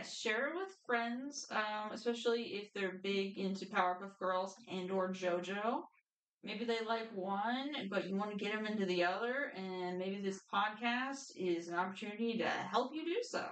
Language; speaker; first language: English; native; English